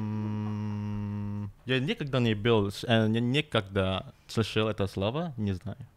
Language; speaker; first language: Russian; non-native, learner; Indonesian